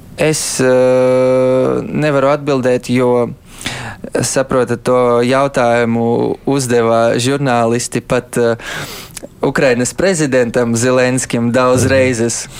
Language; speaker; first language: Latvian; early bilingual, heritage; Latvian